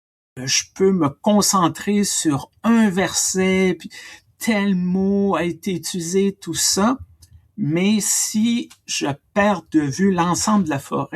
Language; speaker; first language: French; native; French